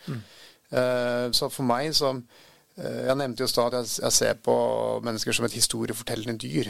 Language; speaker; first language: Norwegian; early bilingual, other home language; Swedish